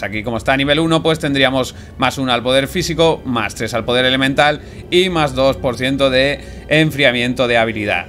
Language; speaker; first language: Spanish; native; Spanish